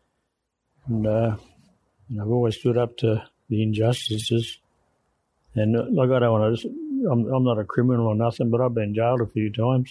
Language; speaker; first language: English; native; English